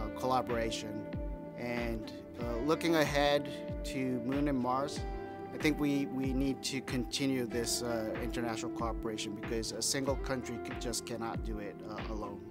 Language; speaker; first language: English; non-native, fluent; Japanese